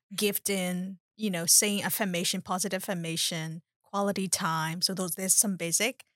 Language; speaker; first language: English; non-native, fluent; Burmese